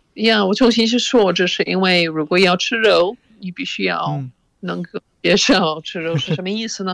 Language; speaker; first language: Chinese; non-native, fluent; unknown